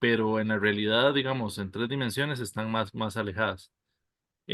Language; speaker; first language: Spanish; native; Spanish